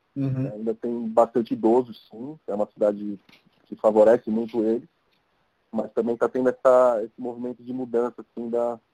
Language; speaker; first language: Portuguese; native; Portuguese